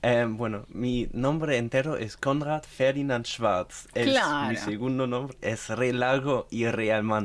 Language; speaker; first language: Spanish; non-native, fluent; German